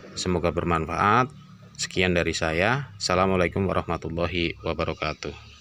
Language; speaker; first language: Indonesian; non-native, local second language; Javanese